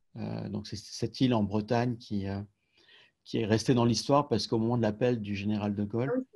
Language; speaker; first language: French; native; French